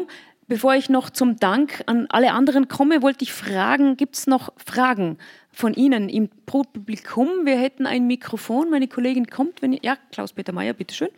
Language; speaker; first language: German; native; German